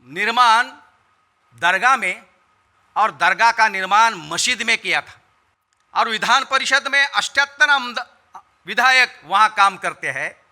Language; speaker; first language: Hindi; non-native, local second language; Marathi